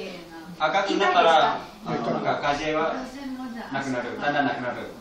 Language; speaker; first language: Japanese; non-native, learner; Vietnamese